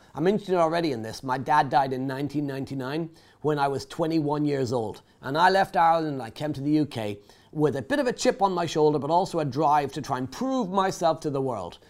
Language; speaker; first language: English; native; English